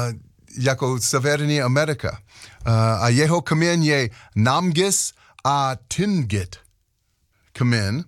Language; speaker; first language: Czech; non-native, learner; English